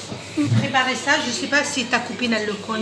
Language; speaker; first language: French; non-native, fluent; Arabic